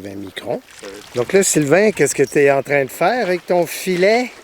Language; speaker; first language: French; native; French